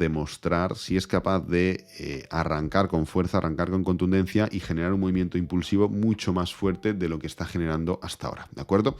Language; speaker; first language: Spanish; native; Spanish